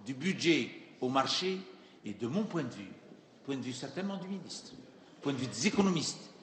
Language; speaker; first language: French; non-native, local second language; Arabic